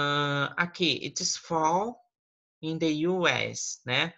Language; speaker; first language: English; non-native, fluent; Portuguese